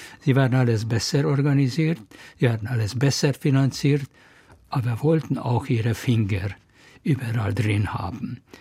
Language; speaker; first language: German; non-native, fluent; Hungarian